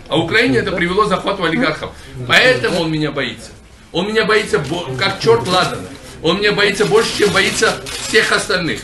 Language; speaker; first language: Russian; non-native, local second language; Georgian